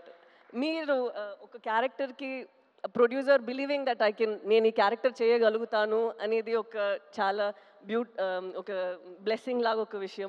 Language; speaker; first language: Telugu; non-native, local second language; Tamil